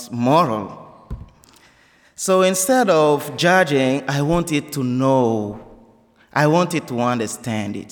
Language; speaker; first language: English; non-native, fluent; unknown